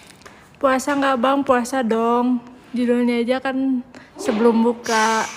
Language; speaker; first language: Indonesian; native; Indonesian